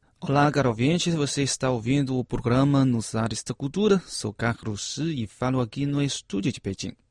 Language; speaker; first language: Portuguese; non-native, fluent; Chinese